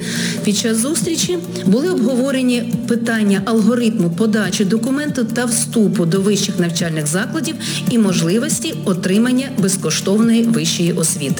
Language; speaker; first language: Ukrainian; native; Ukrainian